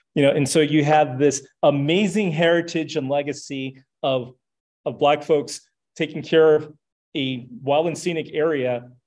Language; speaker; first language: English; native; English